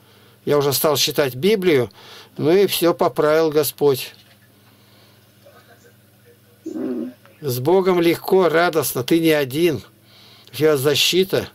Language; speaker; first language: Russian; native; Russian